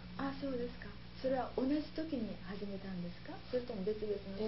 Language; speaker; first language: Japanese; native; Japanese